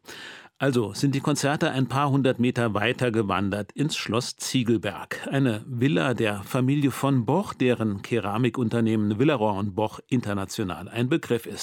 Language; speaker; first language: German; native; German